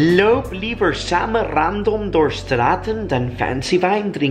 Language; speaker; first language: Dutch; non-native, learner; English